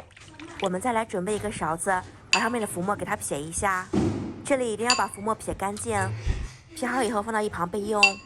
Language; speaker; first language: Chinese; native; Chinese